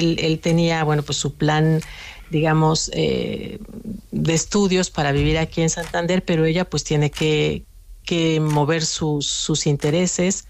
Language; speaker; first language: Spanish; native; Spanish